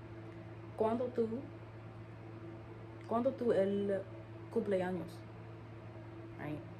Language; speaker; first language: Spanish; non-native, learner; English